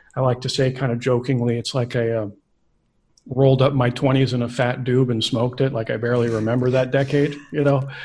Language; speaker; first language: English; native; English